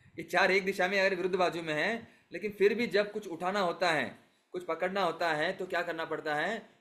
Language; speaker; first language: Hindi; non-native, local second language; Marathi